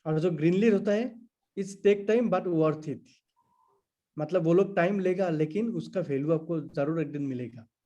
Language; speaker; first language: Hindi; non-native, local second language; Assamese